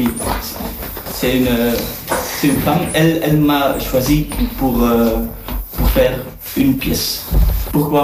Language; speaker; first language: French; non-native, learner; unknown